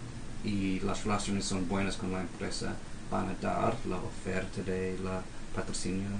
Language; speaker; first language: Spanish; non-native, fluent; English